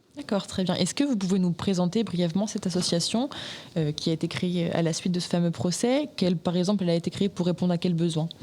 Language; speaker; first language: French; native; French